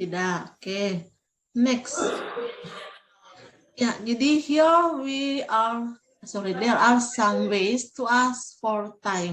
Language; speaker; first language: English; non-native, learner; Indonesian